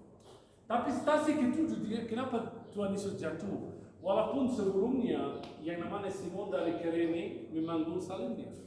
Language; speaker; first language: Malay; non-native, fluent; Arabic